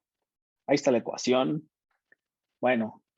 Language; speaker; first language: Spanish; native; Spanish